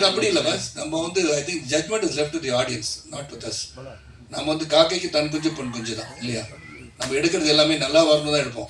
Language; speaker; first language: Tamil; native; Tamil